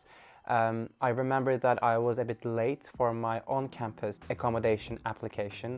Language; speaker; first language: English; non-native, fluent; Turkish